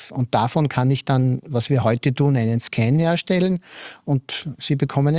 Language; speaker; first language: German; native; German